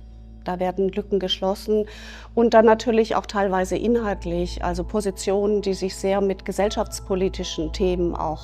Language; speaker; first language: German; native; German